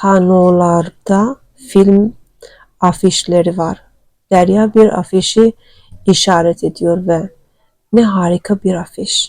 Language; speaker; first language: Turkish; non-native, learner; Turkmen